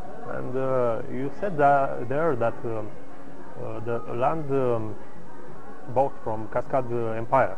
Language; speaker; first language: English; non-native, learner; Romanian